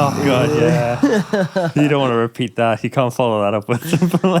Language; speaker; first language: English; native; English